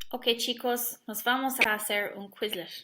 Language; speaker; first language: Spanish; non-native, learner; English